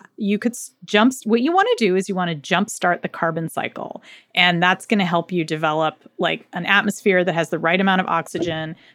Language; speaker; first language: English; native; English